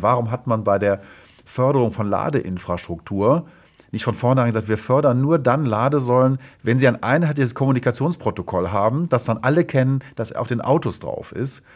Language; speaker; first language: German; native; German